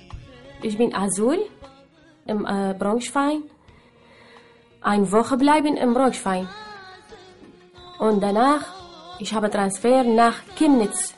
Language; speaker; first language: German; non-native, learner; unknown